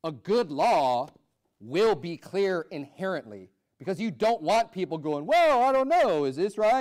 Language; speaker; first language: English; native; English